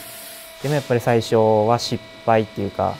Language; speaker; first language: Japanese; native; Japanese